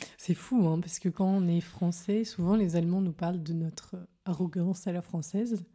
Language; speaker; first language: French; native; French